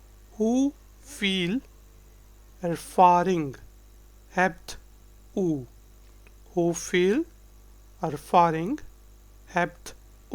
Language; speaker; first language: Dutch; non-native, fluent; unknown